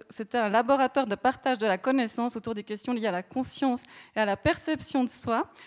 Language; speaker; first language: French; native; French